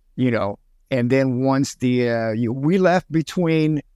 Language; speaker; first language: English; early bilingual, other home language; Spanish